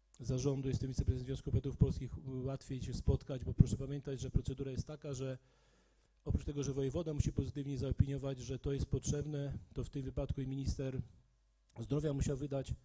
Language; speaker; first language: Polish; native; Polish